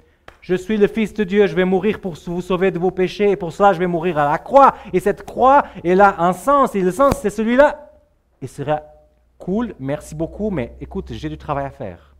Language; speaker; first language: French; native; French